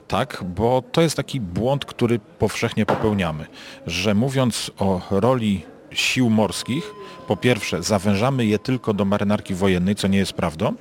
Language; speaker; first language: Polish; native; Polish